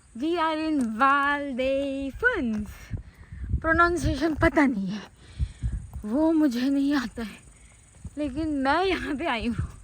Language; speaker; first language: Hindi; non-native, local second language; Marathi